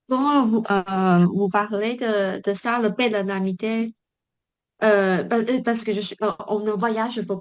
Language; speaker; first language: French; non-native, learner; Chinese